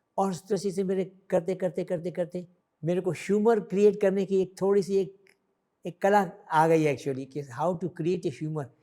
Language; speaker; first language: Hindi; early bilingual, other home language; Sindhi